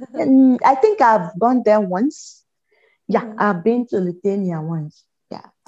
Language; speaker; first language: English; non-native, local second language; Yoruba